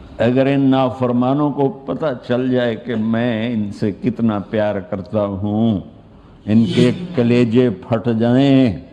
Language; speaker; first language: Urdu; non-native, local second language; Punjabi